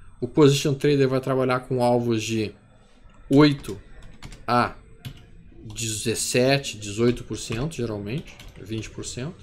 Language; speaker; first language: Portuguese; native; Portuguese